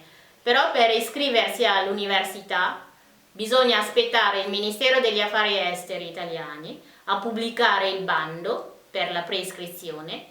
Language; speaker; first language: Italian; non-native, fluent; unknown